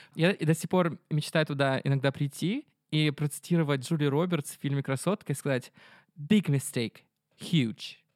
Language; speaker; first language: Russian; native; Russian